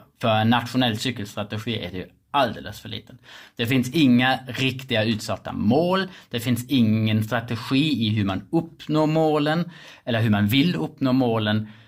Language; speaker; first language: Swedish; non-native, fluent; German